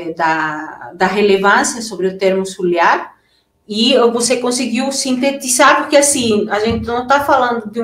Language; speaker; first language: Portuguese; non-native, fluent; Spanish